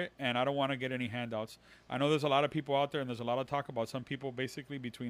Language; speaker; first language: English; early bilingual, other home language; Spanish